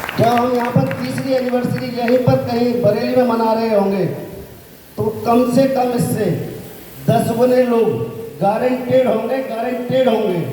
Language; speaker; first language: Hindi; native; Hindi